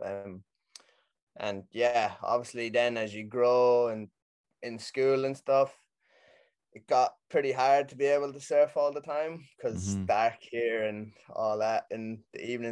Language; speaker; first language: English; native; English